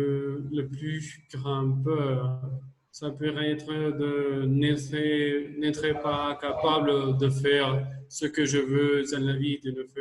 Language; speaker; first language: French; non-native, learner; Spanish